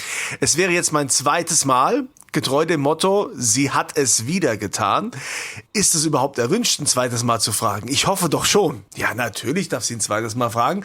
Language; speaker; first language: German; native; German